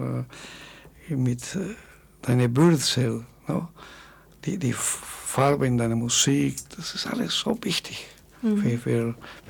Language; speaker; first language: German; non-native, fluent; Spanish